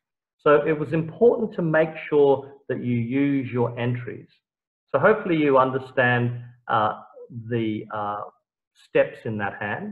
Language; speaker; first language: English; native; English